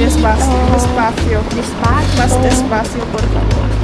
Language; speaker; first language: Spanish; non-native, learner; Filipino